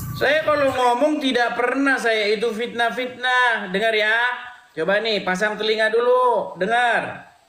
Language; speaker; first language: Indonesian; non-native, local second language; Madurese